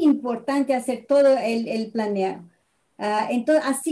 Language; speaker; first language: Spanish; non-native, fluent; Portuguese